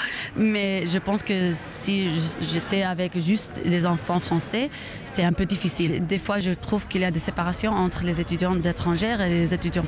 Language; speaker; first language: French; non-native, learner; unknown